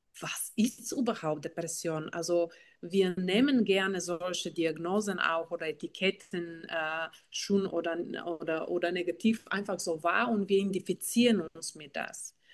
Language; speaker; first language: German; non-native, fluent; Bulgarian